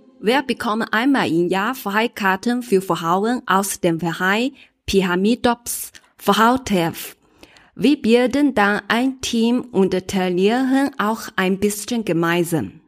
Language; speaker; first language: German; non-native, learner; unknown